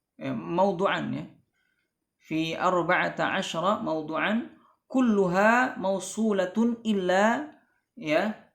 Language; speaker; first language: Arabic; non-native, fluent; Indonesian